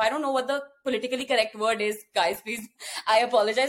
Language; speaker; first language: English; non-native, local second language; Hindi